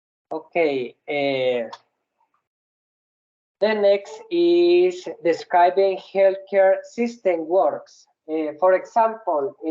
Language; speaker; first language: English; non-native, learner; Spanish